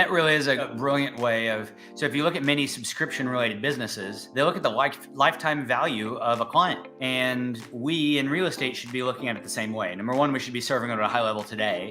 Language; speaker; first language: English; native; English